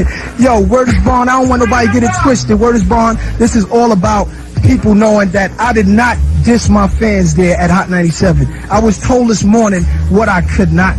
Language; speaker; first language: English; native; English